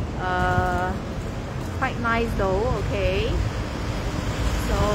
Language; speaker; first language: English; non-native, local second language; Cantonese